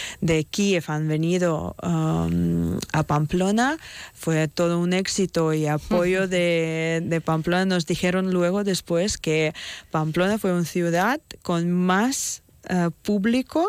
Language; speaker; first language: Spanish; non-native, fluent; Ukrainian